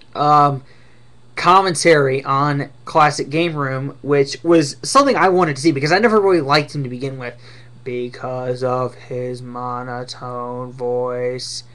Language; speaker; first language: English; native; English